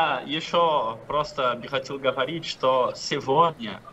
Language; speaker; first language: Russian; non-native, fluent; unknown